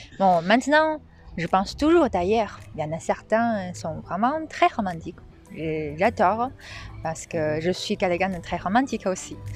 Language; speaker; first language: French; non-native, fluent; Chinese